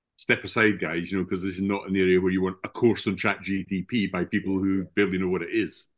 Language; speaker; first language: English; native; English